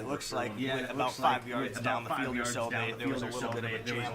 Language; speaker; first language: English; native; English